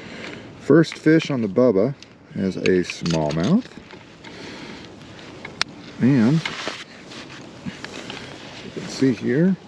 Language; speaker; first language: English; native; English